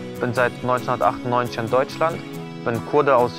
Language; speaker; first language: German; early bilingual, other home language; Kurdish